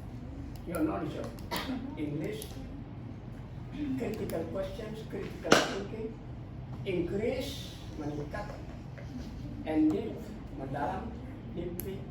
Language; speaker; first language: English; non-native, fluent; Indonesian